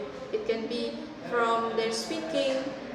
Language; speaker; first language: English; non-native, learner; Indonesian